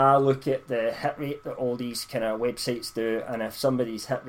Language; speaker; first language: English; native; English